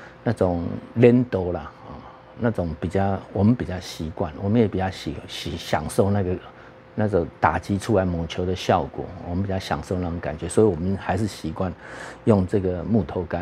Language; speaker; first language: Chinese; native; Chinese